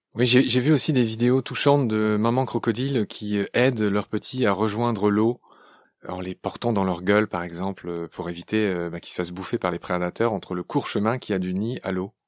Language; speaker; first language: French; native; French